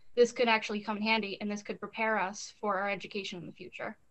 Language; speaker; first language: English; native; English